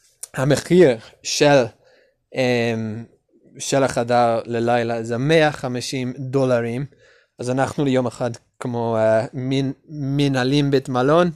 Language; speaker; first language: Hebrew; non-native, learner; English